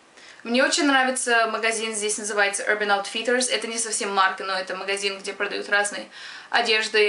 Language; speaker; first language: Russian; early bilingual, other home language; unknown